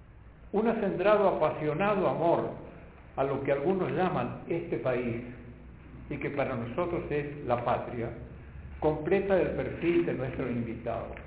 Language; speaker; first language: Spanish; native; Spanish